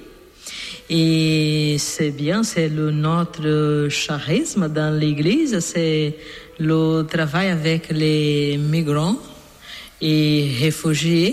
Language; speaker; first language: French; non-native, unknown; Portuguese